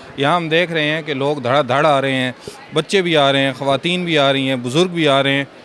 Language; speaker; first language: Urdu; native; Urdu